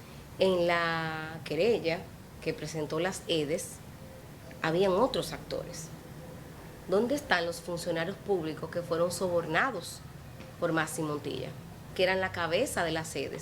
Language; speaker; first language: Spanish; native; Spanish